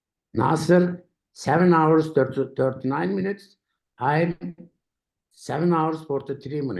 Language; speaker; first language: English; non-native, learner; Turkish